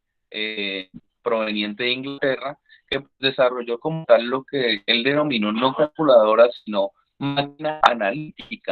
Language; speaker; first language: Spanish; native; Spanish